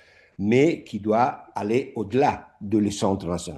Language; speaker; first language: French; non-native, fluent; Italian